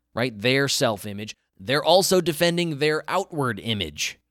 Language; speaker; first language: English; native; English